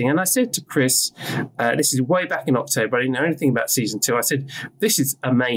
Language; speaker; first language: English; native; English